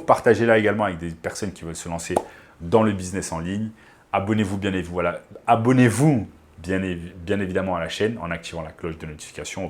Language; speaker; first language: French; native; French